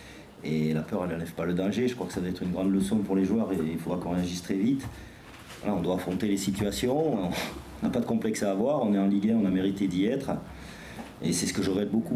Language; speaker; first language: French; native; French